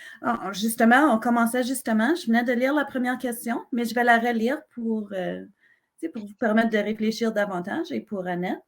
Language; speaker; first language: French; native; French